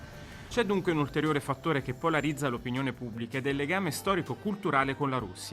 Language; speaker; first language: Italian; native; Italian